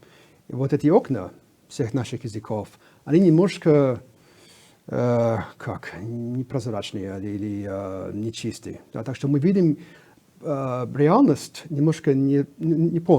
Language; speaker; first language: Russian; non-native, fluent; English